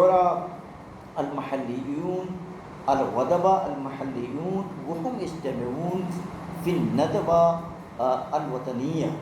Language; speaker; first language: Arabic; non-native, fluent; Urdu